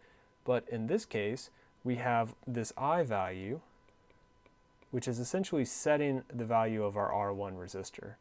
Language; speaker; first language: English; native; English